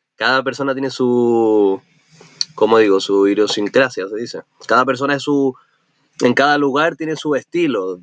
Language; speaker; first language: Spanish; native; Spanish